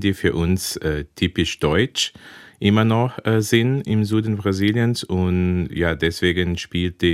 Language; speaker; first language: German; early bilingual, heritage; German